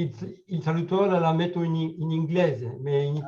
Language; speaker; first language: Italian; non-native, learner; French